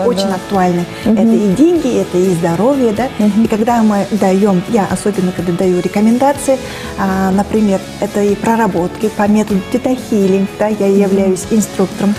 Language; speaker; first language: Russian; native; Russian